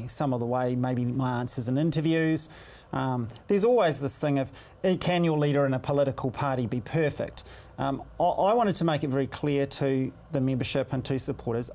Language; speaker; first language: English; native; English